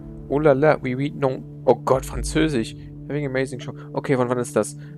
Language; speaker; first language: German; native; German